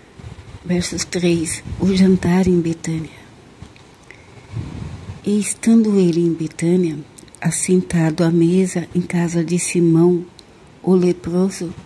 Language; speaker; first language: Portuguese; native; Portuguese